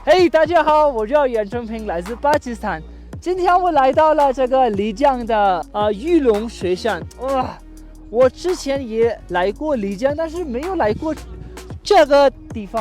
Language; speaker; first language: Chinese; non-native, fluent; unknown